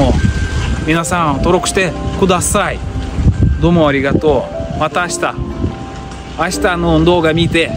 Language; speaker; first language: Japanese; non-native, learner; Russian